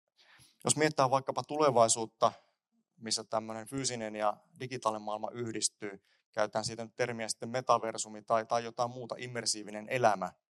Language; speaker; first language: Finnish; native; Finnish